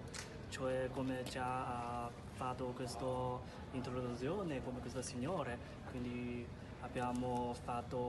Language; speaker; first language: Italian; non-native, fluent; Chinese